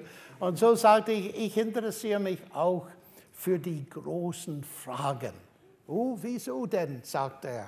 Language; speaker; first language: German; non-native, fluent; English